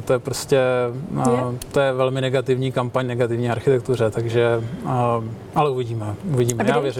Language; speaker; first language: Czech; native; Czech